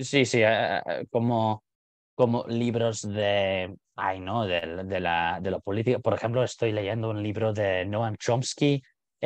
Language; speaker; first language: Spanish; non-native, fluent; English